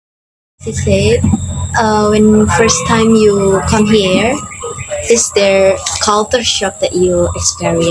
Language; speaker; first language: English; non-native, learner; Indonesian